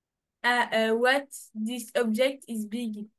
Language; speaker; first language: English; non-native, learner; French